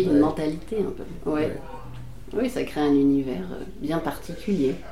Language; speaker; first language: French; native; French